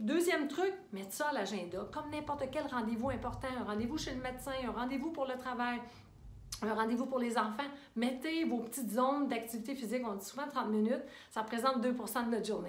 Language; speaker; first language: French; native; French